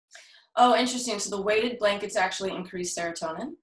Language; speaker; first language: English; native; English